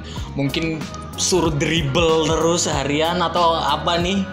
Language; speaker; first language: Indonesian; native; Indonesian